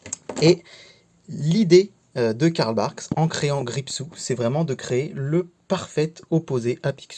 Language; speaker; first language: French; native; French